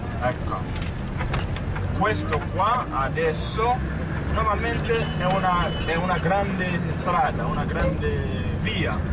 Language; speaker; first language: Italian; non-native, fluent; Haitian Creole